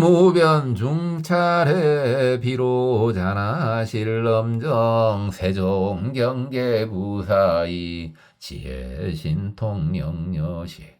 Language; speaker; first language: Korean; native; Korean